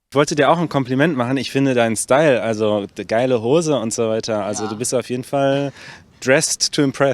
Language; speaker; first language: German; native; German